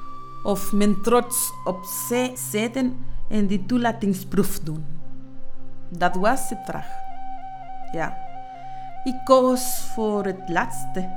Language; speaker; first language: Dutch; non-native, fluent; Spanish